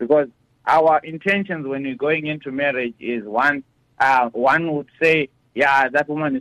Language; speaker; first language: English; non-native, local second language; Shona